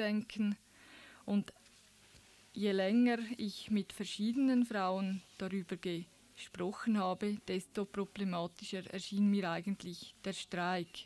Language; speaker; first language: German; native; German